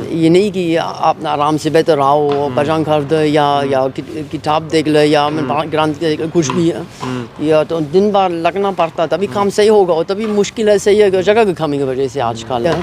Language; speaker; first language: Hindi; non-native, learner; German